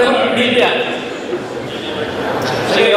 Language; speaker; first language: Filipino; non-native, local second language; Cebuano